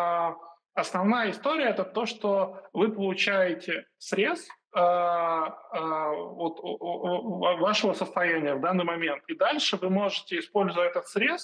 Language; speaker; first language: Russian; native; Russian